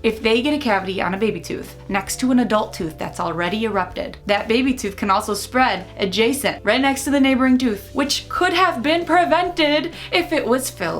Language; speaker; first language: English; native; English